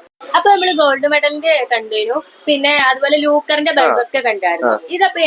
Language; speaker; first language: Malayalam; native; Malayalam